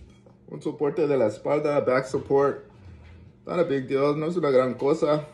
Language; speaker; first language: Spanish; early bilingual, heritage; Spanish